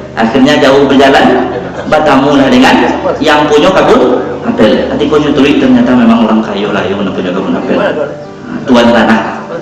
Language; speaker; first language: Malay; non-native, local second language; Minangkabau